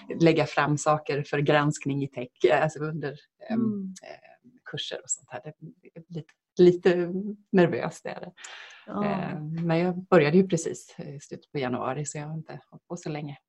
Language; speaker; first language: Swedish; native; Swedish